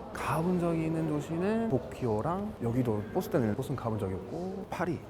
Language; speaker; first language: Korean; non-native, fluent; English